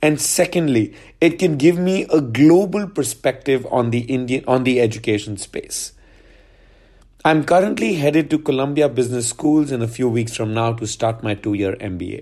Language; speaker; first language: English; non-native, local second language; Hindi